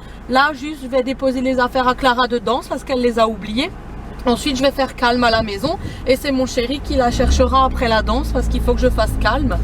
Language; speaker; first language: French; native; French